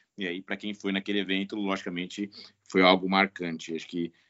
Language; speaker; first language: Portuguese; native; Portuguese